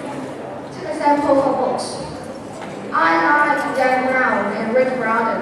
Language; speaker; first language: English; non-native, fluent; Vietnamese